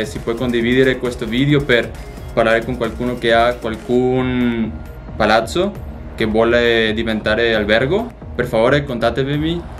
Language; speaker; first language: Italian; non-native, learner; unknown